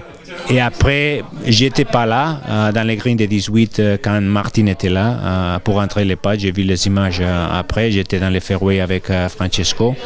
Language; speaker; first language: French; non-native, fluent; Spanish